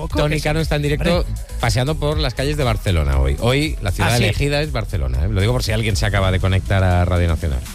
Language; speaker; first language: Spanish; native; Spanish